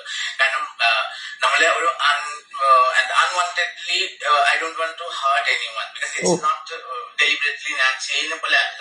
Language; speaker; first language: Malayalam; non-native, fluent; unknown